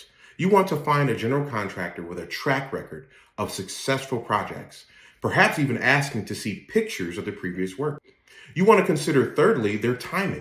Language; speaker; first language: English; native; English